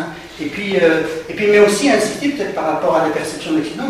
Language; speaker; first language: French; non-native, local second language; Arabic